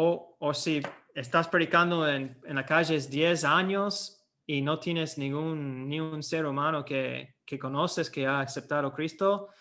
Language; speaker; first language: Spanish; non-native, fluent; English